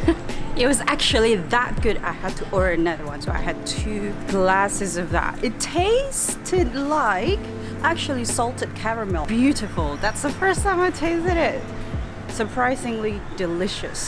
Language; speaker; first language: English; non-native, fluent; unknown